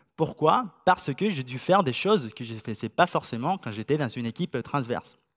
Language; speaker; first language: French; non-native, fluent; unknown